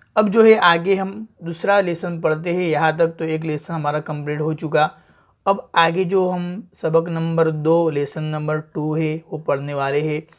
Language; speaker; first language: Hindi; native; Hindi